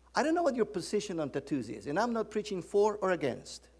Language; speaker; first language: English; non-native, fluent; Spanish